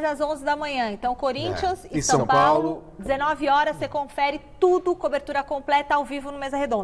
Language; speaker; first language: Portuguese; native; Portuguese